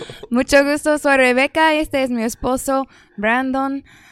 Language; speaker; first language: Spanish; non-native, learner; English